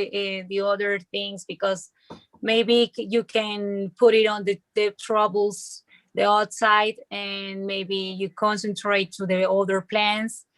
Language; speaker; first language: English; non-native, learner; Spanish